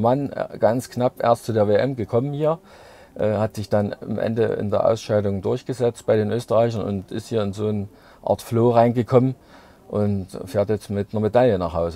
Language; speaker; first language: German; native; German